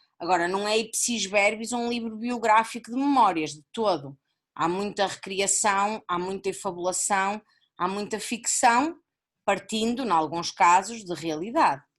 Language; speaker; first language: Portuguese; native; Portuguese